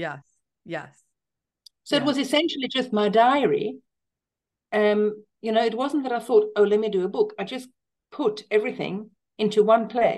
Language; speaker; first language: English; native; English